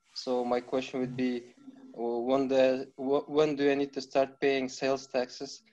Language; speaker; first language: English; non-native, fluent; Kazakh